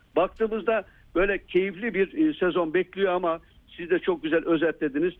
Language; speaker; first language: Turkish; native; Turkish